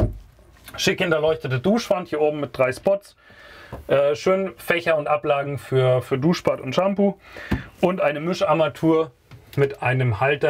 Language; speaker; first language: German; native; German